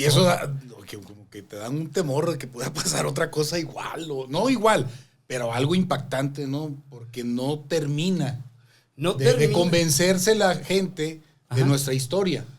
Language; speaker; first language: Spanish; native; Spanish